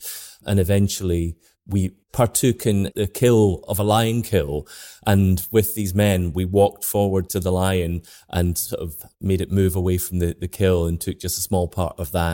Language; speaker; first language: English; native; English